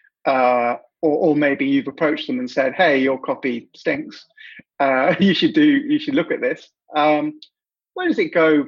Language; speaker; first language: English; native; English